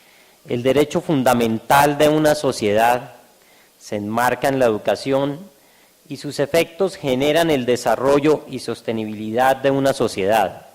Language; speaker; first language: Spanish; native; Spanish